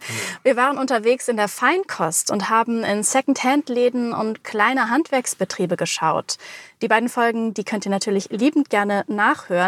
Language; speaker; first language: German; native; German